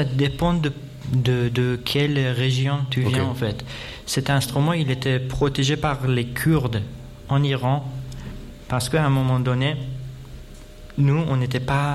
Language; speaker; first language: French; non-native, fluent; Persian